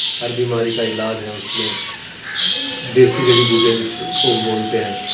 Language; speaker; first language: Hindi; native; Hindi